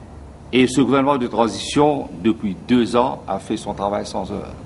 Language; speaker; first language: French; non-native, local second language; Morisyen